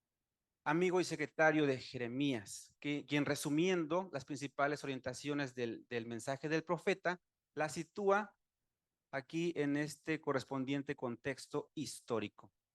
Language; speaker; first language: Spanish; native; Spanish